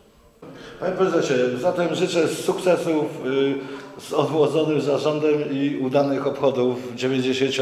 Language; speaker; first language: Polish; native; Polish